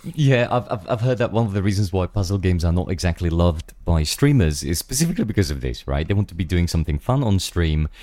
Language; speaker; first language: English; non-native, fluent; Czech